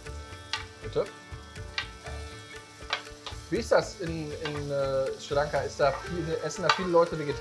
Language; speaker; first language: German; native; German